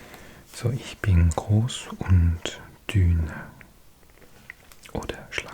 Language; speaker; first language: German; non-native, learner; English